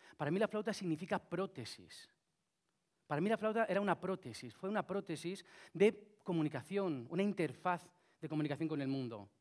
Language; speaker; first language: Spanish; native; Spanish